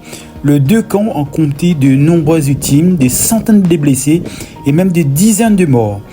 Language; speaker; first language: French; non-native, local second language; Morisyen